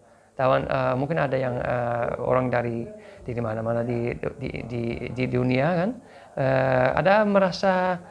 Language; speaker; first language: Indonesian; non-native, fluent; English